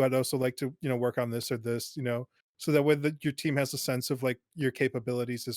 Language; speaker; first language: English; native; English